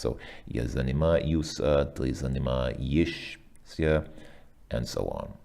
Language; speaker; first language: Russian; non-native, fluent; English